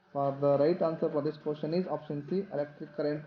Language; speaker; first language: English; non-native, local second language; Kannada